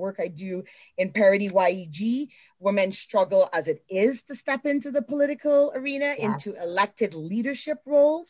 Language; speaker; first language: English; native; English